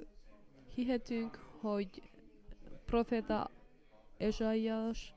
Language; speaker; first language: Hungarian; non-native, fluent; Finnish